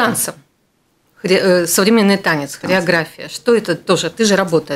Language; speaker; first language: Russian; native; Russian